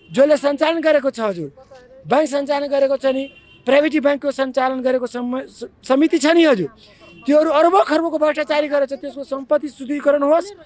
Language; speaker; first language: Nepali; non-native, local second language; Maithili